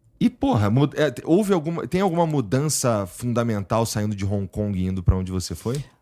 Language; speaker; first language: Portuguese; native; Portuguese